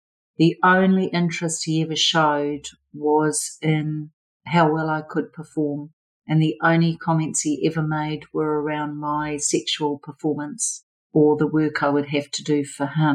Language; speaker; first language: English; native; English